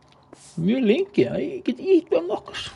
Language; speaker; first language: Icelandic; non-native, learner; Norwegian